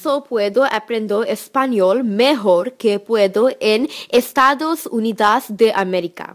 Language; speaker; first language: Spanish; non-native, learner; English